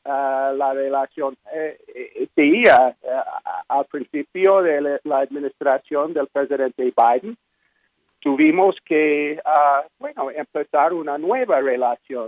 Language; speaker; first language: Spanish; non-native, fluent; English